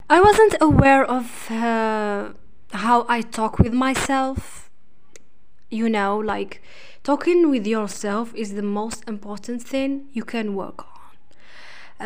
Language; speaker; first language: English; non-native, fluent; Arabic